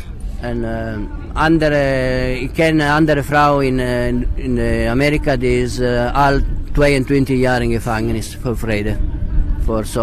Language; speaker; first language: Dutch; non-native, learner; Italian